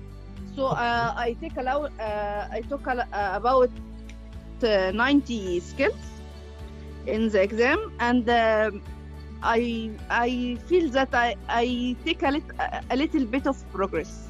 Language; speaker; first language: English; non-native, learner; Arabic